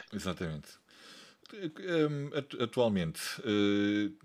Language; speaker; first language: Portuguese; native; Portuguese